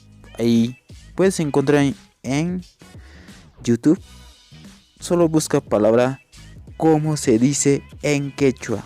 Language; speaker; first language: Spanish; non-native, local second language; Quechua